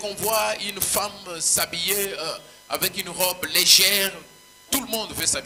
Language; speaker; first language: French; non-native, local second language; Swahili